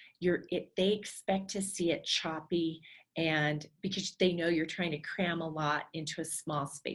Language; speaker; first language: English; native; English